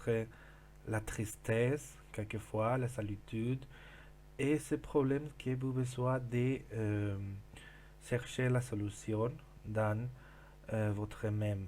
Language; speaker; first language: French; non-native, learner; Spanish